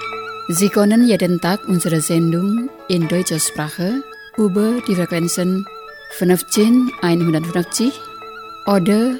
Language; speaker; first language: German; non-native, fluent; Indonesian